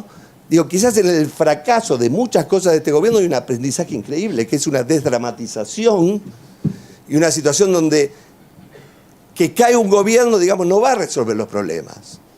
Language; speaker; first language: Spanish; native; Spanish